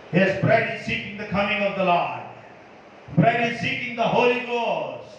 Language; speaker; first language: English; non-native, local second language; Telugu